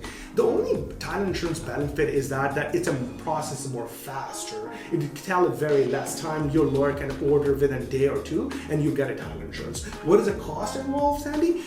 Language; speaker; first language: English; non-native, fluent; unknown